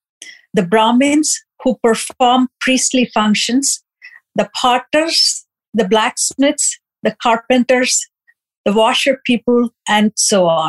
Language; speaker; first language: English; non-native, local second language; Telugu